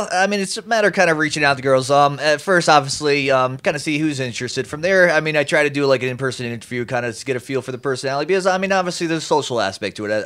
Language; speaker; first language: English; native; English